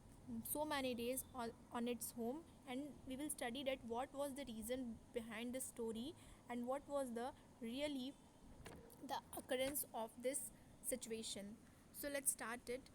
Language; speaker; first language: English; non-native, local second language; Hindi